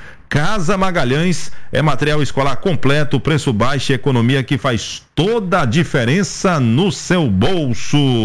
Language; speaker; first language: Portuguese; native; Portuguese